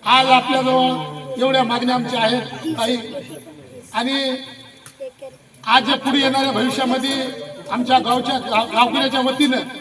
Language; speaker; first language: Marathi; non-native, local second language; Lambadi